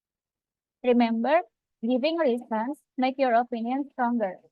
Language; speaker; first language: English; non-native, fluent; Indonesian